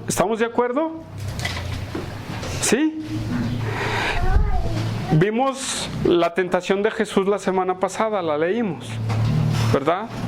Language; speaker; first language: Spanish; native; Spanish